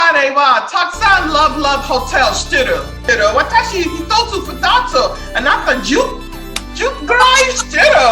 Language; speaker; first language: Japanese; non-native, learner; English